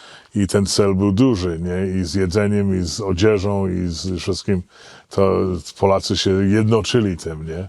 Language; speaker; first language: Polish; early bilingual, heritage; Polish